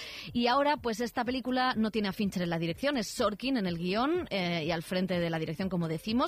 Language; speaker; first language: Spanish; native; Spanish